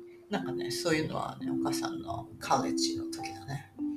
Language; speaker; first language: Japanese; native; Japanese